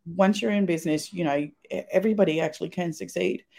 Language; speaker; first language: English; native; English